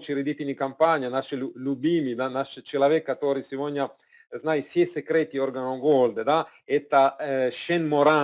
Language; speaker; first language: Russian; non-native, learner; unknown